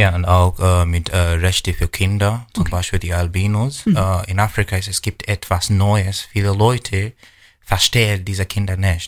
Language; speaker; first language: German; non-native, learner; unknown